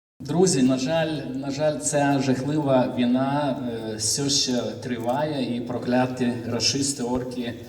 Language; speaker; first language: Ukrainian; non-native, fluent; Lithuanian